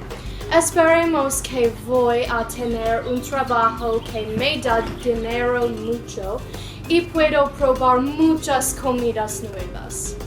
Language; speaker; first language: Spanish; non-native, learner; English